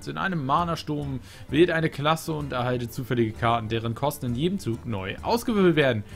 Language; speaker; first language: German; native; German